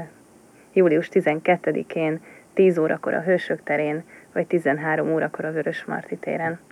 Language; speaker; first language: Hungarian; native; Hungarian